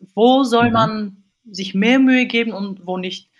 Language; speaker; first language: German; non-native, fluent; Bulgarian